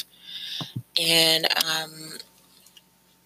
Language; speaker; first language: English; native; English